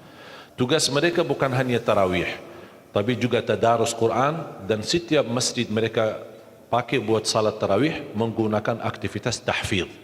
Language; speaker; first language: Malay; non-native, fluent; Arabic